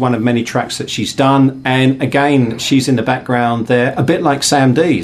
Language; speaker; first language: English; native; English